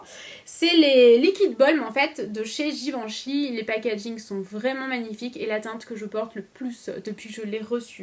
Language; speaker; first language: French; native; French